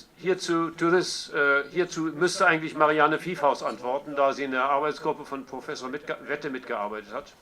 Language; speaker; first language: German; native; German